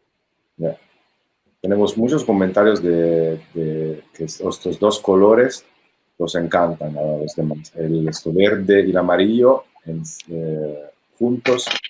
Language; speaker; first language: Spanish; non-native, fluent; Italian